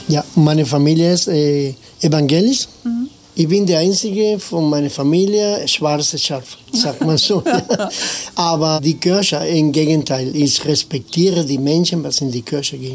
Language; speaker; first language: German; non-native, learner; Spanish